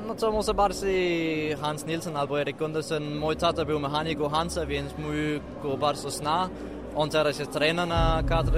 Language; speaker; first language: Polish; non-native, learner; Danish